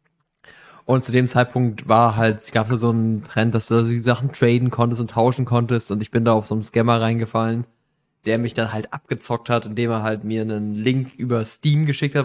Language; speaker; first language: German; native; German